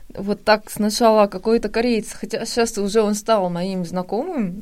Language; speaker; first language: Russian; non-native, fluent; Korean